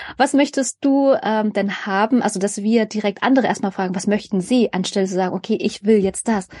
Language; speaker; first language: German; early bilingual, other home language; Vietnamese